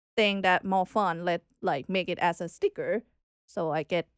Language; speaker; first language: English; non-native, learner; Thai